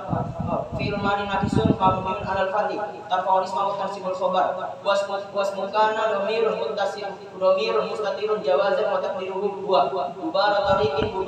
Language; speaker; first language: Arabic; non-native, learner; Indonesian